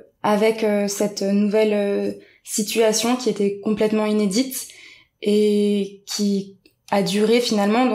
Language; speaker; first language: French; native; French